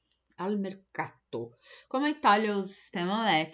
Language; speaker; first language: Italian; non-native, learner; Portuguese